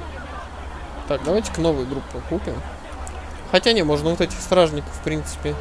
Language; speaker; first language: Russian; native; Russian